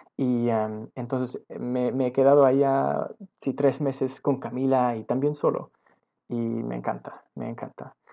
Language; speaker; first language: Spanish; non-native, learner; English